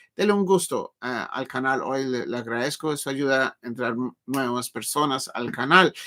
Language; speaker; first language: Spanish; non-native, learner; English